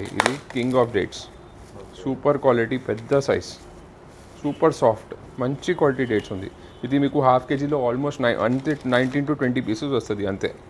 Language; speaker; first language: Telugu; non-native, local second language; Hindi